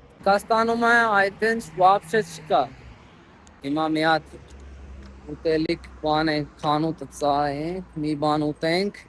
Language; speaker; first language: Armenian; non-native, learner; Hindi